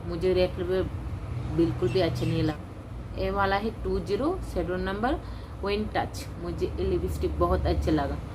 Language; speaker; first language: Hindi; non-native, local second language; Kok Borok